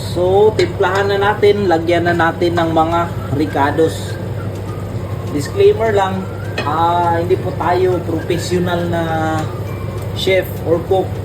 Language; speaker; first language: Filipino; non-native, local second language; Cebuano